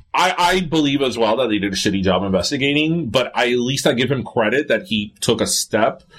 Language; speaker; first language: English; early bilingual, other home language; Spanish